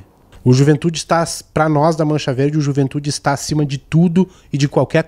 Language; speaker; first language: Portuguese; native; Portuguese